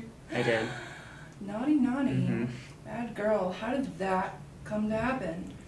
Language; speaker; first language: English; native; English